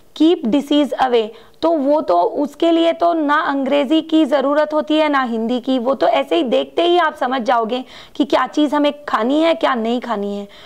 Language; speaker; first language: Hindi; non-native, local second language; Marathi